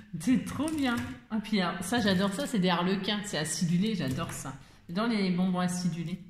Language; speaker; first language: French; native; French